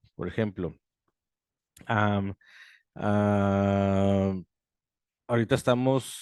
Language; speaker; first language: Spanish; native; Spanish